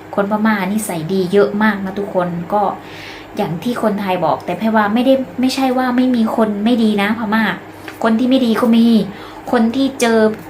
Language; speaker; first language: Thai; native; Thai